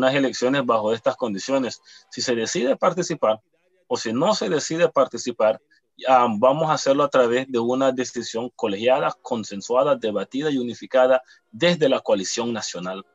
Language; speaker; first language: Spanish; native; Spanish